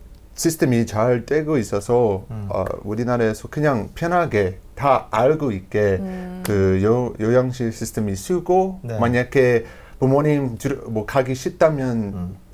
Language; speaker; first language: Korean; non-native, learner; English